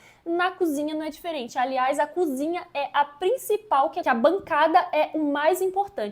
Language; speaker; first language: Portuguese; native; Portuguese